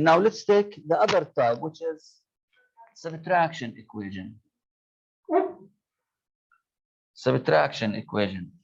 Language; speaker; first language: English; non-native, local second language; Arabic